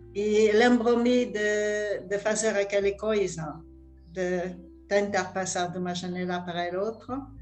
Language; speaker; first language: Portuguese; non-native, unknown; French